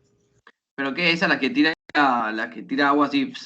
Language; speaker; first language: Spanish; native; Spanish